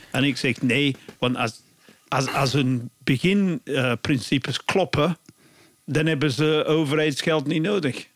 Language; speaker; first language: Dutch; non-native, fluent; English